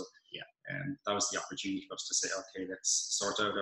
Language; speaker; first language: English; native; English